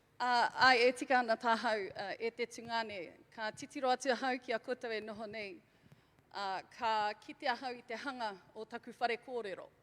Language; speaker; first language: Māori; non-native, local second language; English